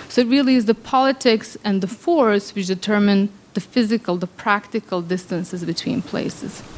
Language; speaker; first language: English; early bilingual, other home language; Serbian